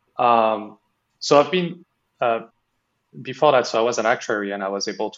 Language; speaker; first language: English; non-native, fluent; French